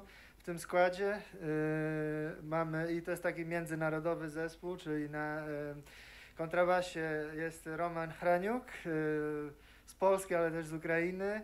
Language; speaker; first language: Polish; non-native, fluent; Portuguese